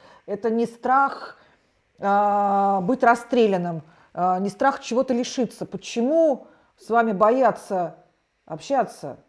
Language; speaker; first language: Russian; native; Russian